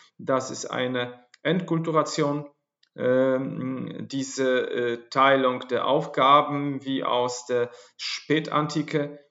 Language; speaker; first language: German; non-native, fluent; Polish